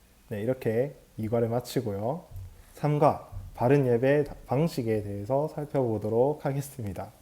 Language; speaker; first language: Korean; native; Korean